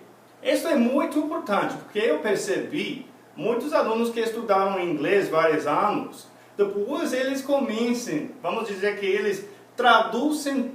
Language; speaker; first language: Portuguese; non-native, fluent; English